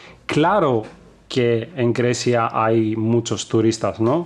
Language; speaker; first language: Spanish; non-native, fluent; Greek